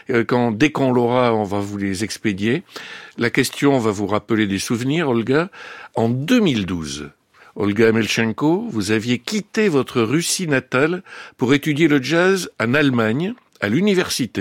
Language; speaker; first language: French; native; French